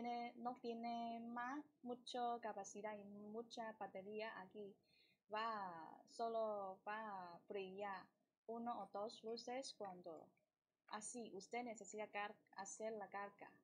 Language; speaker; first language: Spanish; non-native, learner; Chinese